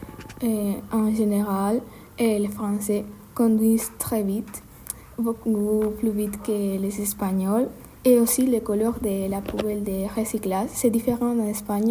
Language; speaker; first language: French; non-native, learner; Spanish